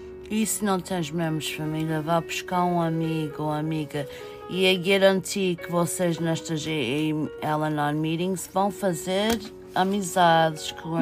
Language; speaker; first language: Portuguese; early bilingual, heritage; Portuguese